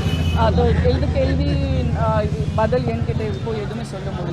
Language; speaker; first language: Tamil; non-native, fluent; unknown